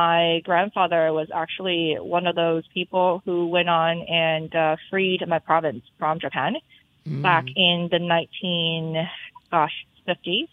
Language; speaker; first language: English; non-native, fluent; Chinese